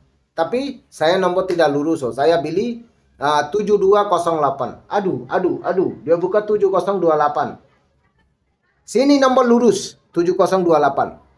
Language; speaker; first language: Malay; non-native, learner; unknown